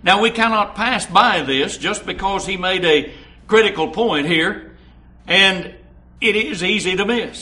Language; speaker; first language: English; native; English